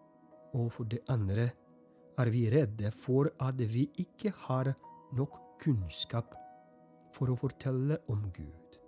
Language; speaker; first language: Norwegian; non-native, fluent; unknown